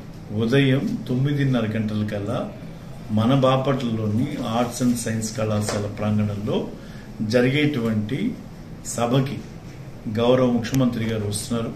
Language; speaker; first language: Telugu; native; Telugu